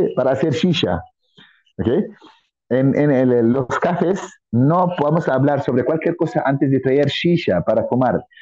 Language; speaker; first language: Spanish; non-native, fluent; Arabic